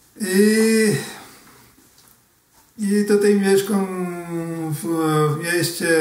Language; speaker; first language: Polish; early bilingual, heritage; Portuguese